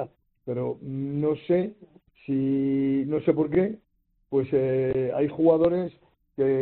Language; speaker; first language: Spanish; native; Spanish